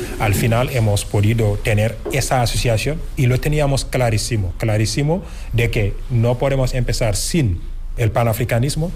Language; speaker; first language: Spanish; non-native, fluent; Wolof